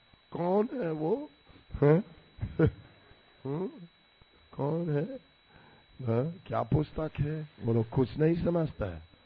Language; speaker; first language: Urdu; non-native, learner; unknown